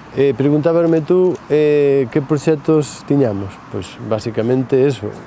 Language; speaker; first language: Galician; native; Galician